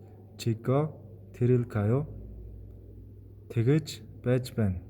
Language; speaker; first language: Korean; non-native, fluent; Mongolian